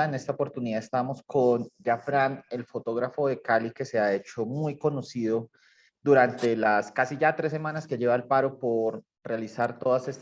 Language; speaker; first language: Spanish; native; Spanish